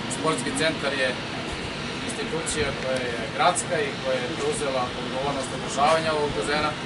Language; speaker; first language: Serbian; native; Serbian